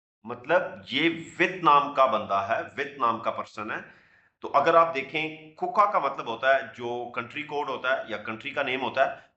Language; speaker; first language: Urdu; non-native, local second language; Punjabi